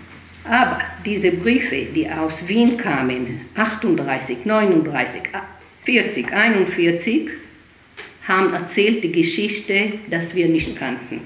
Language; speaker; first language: German; early bilingual, heritage; German